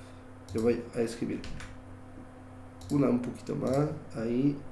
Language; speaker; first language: Spanish; non-native, learner; French